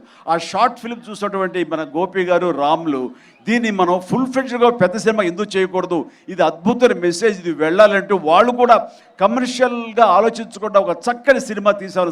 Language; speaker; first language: Telugu; native; Telugu